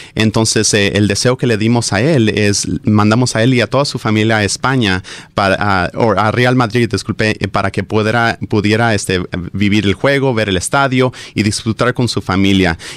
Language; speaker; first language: Spanish; early bilingual, heritage; Spanish